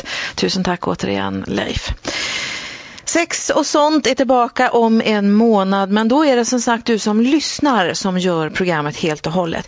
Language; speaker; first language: Swedish; native; Swedish